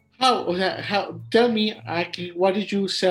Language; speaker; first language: English; non-native, learner; Spanish